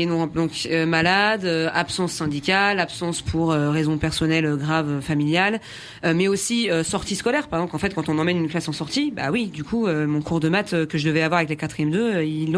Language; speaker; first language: French; native; French